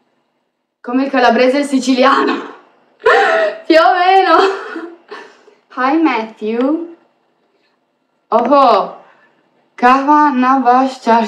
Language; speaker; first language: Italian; early bilingual, other home language; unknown